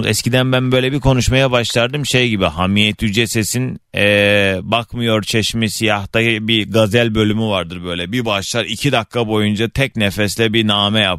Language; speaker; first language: Turkish; native; Turkish